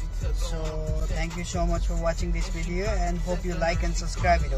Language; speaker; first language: English; non-native, fluent; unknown